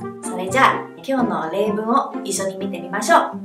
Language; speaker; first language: Japanese; non-native, fluent; Chinese